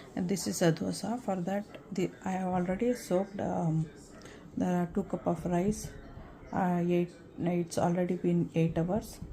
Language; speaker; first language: English; non-native, local second language; Kannada